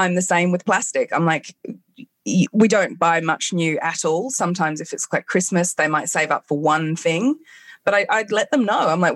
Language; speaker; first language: English; native; English